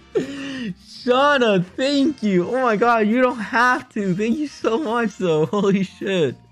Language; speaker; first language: English; early bilingual, other home language; Spanish